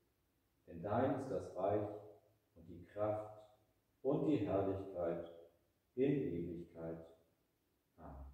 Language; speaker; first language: German; native; German